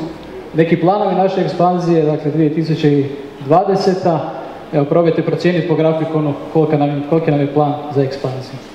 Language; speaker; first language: Croatian; native; Croatian